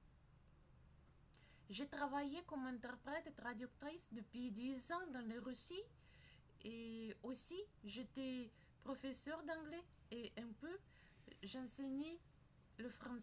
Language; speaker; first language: French; non-native, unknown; Russian